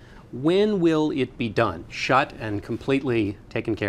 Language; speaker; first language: English; native; English